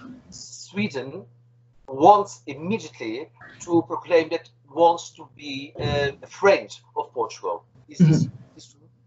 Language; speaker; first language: English; non-native, fluent; Portuguese